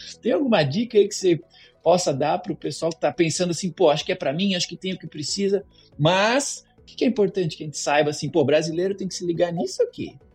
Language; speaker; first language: Portuguese; native; Portuguese